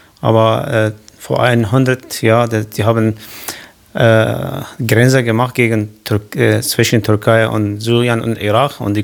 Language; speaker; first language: German; non-native, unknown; Kurdish